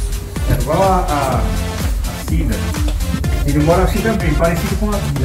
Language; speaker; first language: Portuguese; native; Portuguese